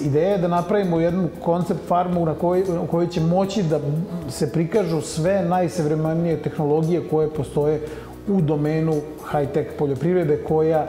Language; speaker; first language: Serbian; native; Serbian